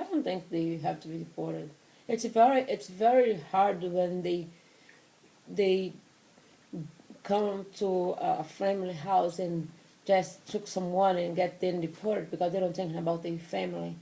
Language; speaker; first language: English; non-native, learner; Portuguese